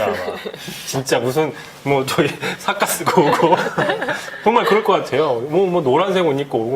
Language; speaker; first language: Korean; native; Korean